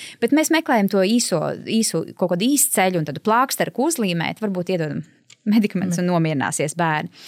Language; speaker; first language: Latvian; native; Latvian